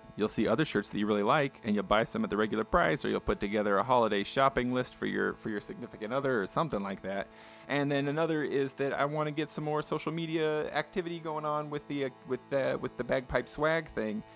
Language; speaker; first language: English; native; English